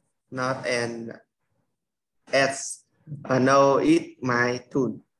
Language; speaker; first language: English; non-native, learner; Vietnamese